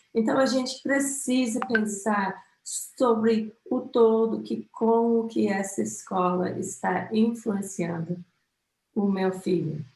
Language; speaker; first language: Portuguese; non-native, fluent; English